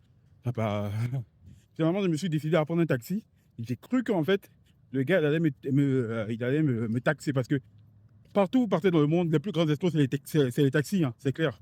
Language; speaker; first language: French; native; French